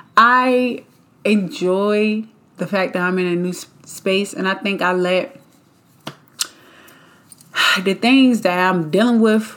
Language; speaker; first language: English; native; English